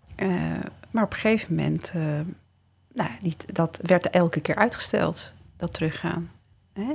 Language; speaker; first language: Dutch; early bilingual, other home language; Riffian